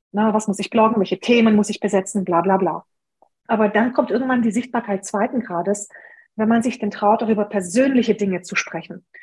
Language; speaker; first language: German; early bilingual, other home language; Hungarian